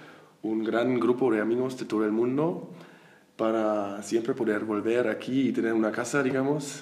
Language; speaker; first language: Spanish; non-native, fluent; German